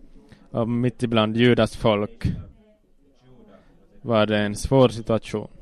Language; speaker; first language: Swedish; non-native, local second language; Finnish